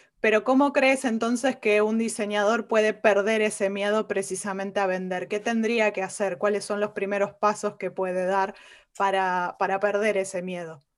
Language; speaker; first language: Spanish; native; Spanish